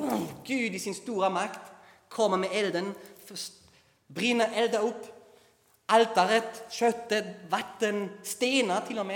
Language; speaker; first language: Swedish; non-native, fluent; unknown